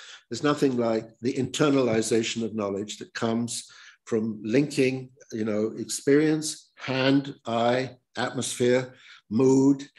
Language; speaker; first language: English; native; English